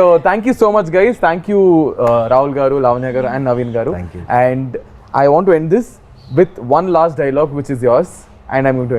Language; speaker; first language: Telugu; native; Telugu